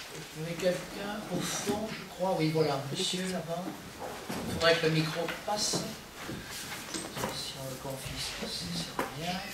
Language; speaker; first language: French; native; French